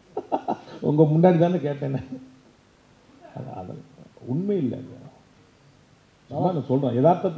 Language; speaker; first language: Tamil; native; Tamil